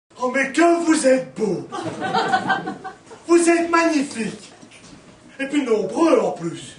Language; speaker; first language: French; native; French